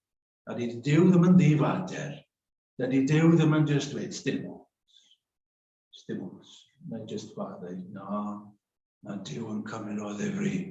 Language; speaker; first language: Welsh; native; Welsh